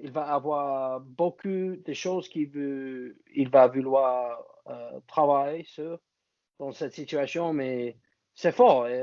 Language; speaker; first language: French; non-native, fluent; English